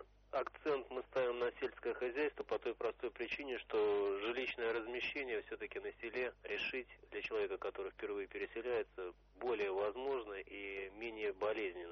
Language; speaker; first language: Russian; native; Russian